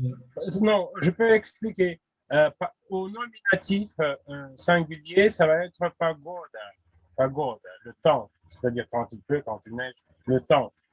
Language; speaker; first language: French; non-native, fluent; Russian